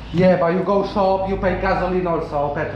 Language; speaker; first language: English; non-native, learner; Polish